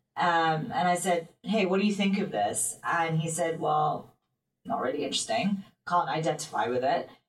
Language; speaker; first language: English; native; English